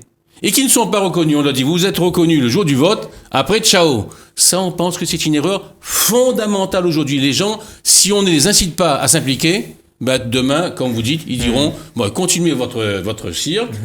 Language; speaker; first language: French; native; French